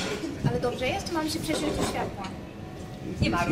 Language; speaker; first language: Polish; native; Polish